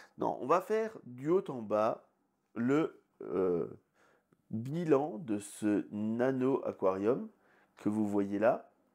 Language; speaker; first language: French; native; French